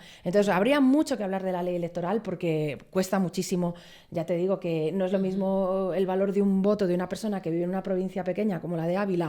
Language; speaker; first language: Spanish; native; Spanish